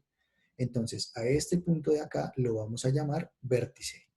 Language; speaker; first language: Spanish; native; Spanish